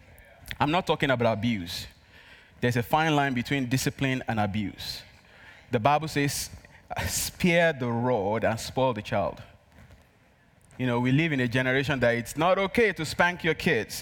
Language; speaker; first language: English; non-native, local second language; Yoruba